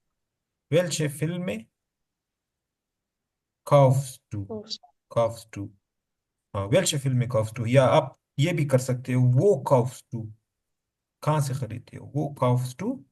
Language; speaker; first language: German; non-native, learner; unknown